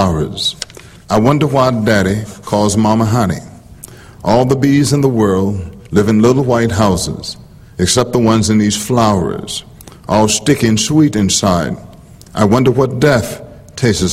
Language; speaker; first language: English; native; English